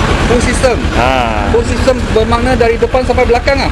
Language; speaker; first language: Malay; non-native, local second language; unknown